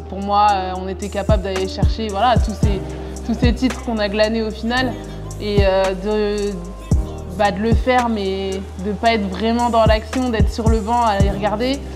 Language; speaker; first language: French; native; French